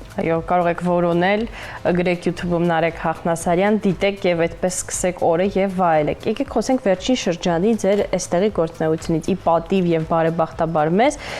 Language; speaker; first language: Armenian; native; Armenian